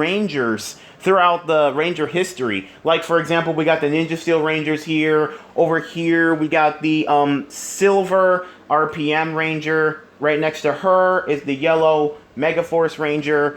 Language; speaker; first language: English; native; English